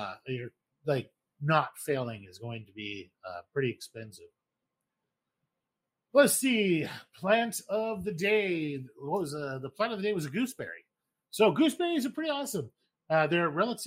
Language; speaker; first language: English; native; English